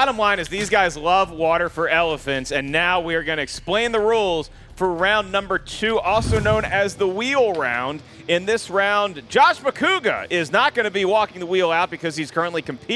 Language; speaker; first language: English; native; English